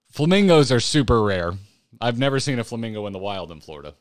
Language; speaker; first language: English; native; English